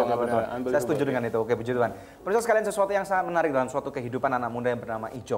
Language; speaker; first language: Indonesian; native; Indonesian